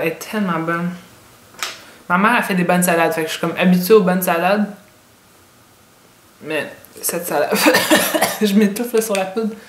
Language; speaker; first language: French; native; French